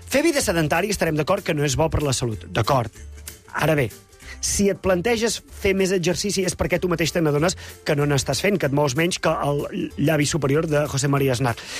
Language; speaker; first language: Catalan; native; Catalan